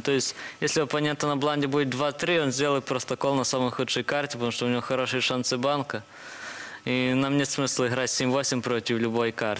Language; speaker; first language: Russian; native; Russian